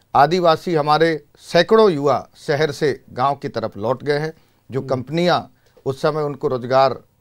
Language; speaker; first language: Hindi; native; Hindi